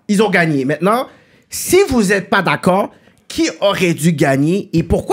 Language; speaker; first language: French; native; French